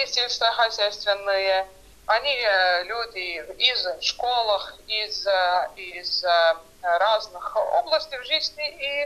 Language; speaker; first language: Russian; non-native, fluent; Estonian